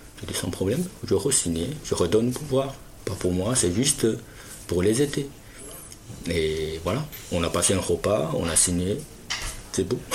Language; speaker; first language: French; non-native, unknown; Chinese